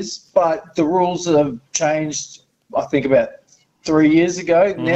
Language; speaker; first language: English; native; English